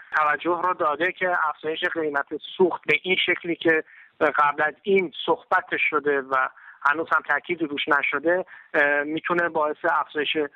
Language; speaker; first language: Persian; native; Persian